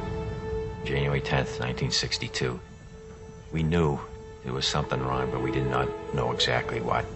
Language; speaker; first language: English; native; English